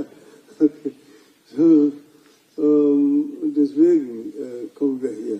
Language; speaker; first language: German; non-native, fluent; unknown